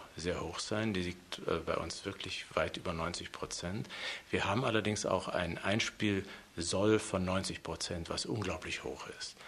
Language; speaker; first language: German; native; German